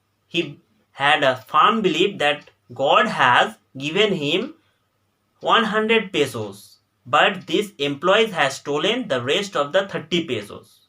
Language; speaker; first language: English; non-native, local second language; Bangla